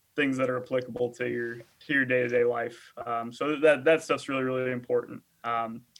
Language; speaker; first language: English; native; English